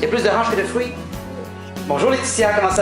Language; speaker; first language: French; native; French